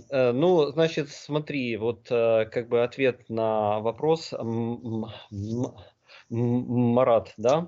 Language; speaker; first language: Russian; native; Russian